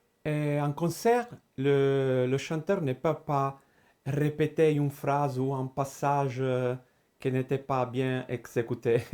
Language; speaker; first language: French; non-native, fluent; Italian